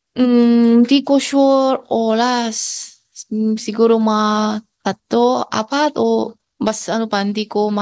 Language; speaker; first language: Filipino; non-native, learner; Chinese